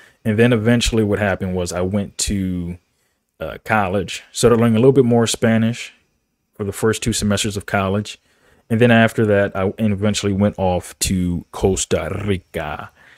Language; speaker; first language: English; native; English